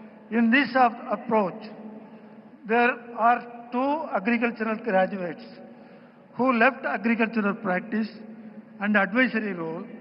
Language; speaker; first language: English; non-native, local second language; Tamil